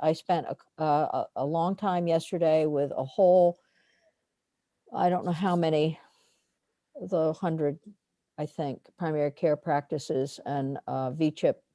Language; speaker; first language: English; native; English